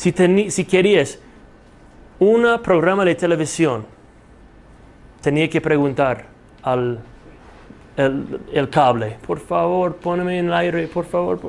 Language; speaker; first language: Spanish; non-native, fluent; English